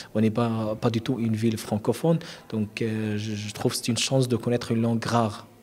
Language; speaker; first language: French; non-native, fluent; Arabic